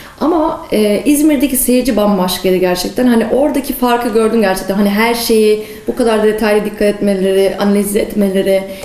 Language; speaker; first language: Turkish; early bilingual, heritage; Turkish